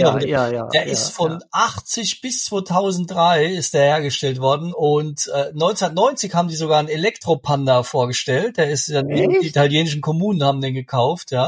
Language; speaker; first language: German; native; German